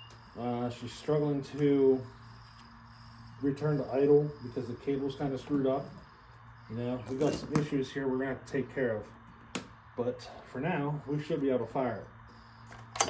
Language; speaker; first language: English; native; English